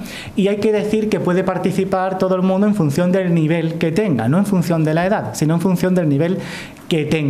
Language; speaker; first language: Spanish; native; Spanish